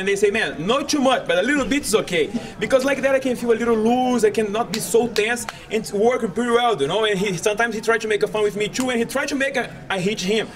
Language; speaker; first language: English; non-native, learner; Portuguese